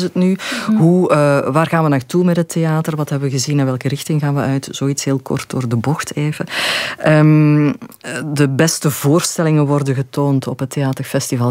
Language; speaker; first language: Dutch; native; Dutch